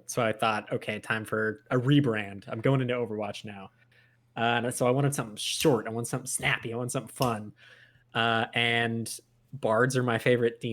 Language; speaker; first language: English; native; English